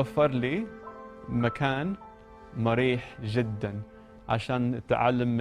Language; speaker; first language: Arabic; non-native, learner; English